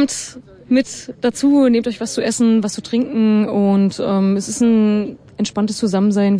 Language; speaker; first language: German; native; German